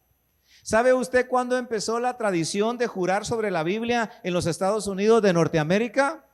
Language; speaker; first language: Spanish; native; Spanish